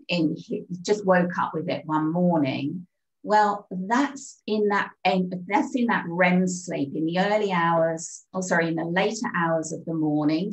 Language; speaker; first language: English; native; English